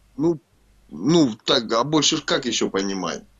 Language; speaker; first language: Russian; native; Russian